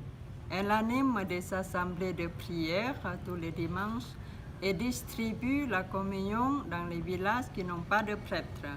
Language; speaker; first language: French; non-native, fluent; Lao